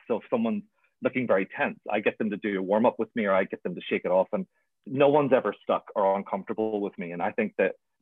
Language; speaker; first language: English; native; English